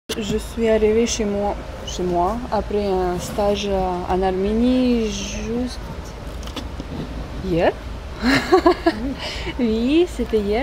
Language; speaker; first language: French; non-native, learner; Russian